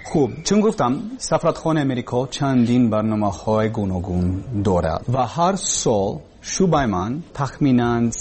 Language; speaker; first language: Persian; non-native, learner; English